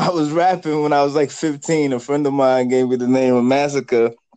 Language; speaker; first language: English; native; English